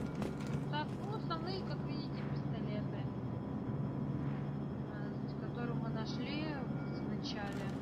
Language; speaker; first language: Russian; native; Russian